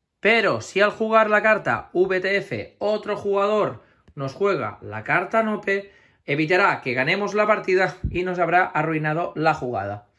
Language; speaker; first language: Spanish; native; Spanish